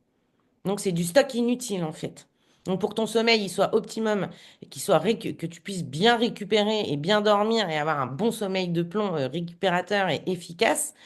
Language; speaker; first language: French; native; French